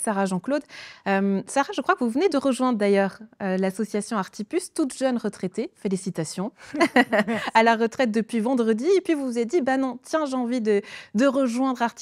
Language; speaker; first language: French; native; French